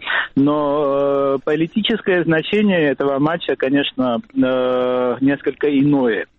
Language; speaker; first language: Russian; non-native, fluent; Georgian